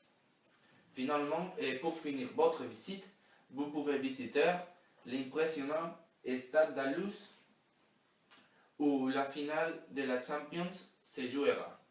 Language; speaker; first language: French; non-native, learner; Spanish